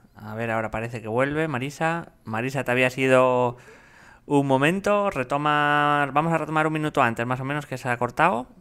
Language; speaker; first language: Spanish; native; Spanish